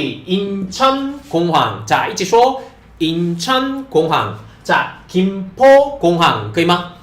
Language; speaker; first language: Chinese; non-native, fluent; Korean